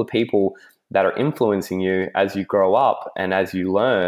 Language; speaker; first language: English; native; English